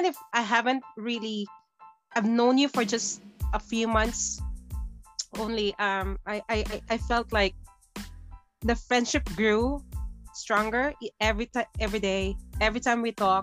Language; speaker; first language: English; non-native, local second language; Cebuano